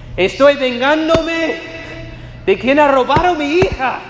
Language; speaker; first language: Spanish; non-native, fluent; English